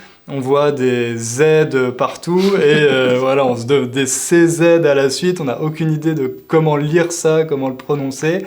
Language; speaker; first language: French; native; French